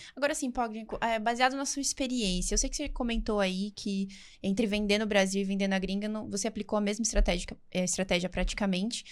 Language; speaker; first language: Portuguese; native; Portuguese